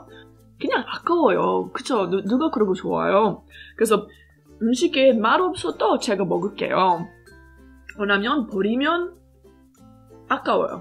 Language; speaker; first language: Korean; non-native, fluent; English